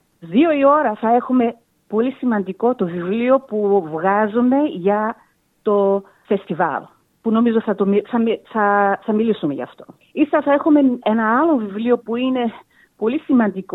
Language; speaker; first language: Greek; early bilingual, heritage; Greek